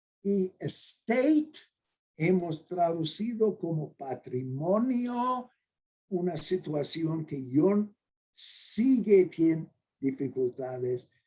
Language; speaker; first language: Spanish; non-native, fluent; English